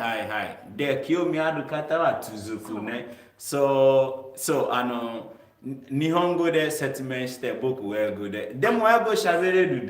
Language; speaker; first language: Japanese; non-native, learner; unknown